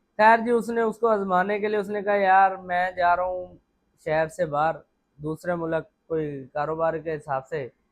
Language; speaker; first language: Urdu; non-native, local second language; Punjabi